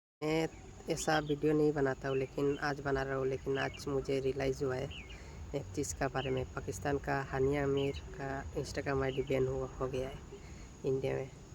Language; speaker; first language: Hindi; non-native, local second language; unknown